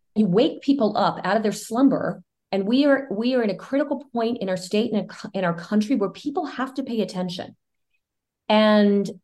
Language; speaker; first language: English; early bilingual, other home language; Spanish